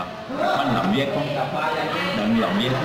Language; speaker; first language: Vietnamese; non-native, learner; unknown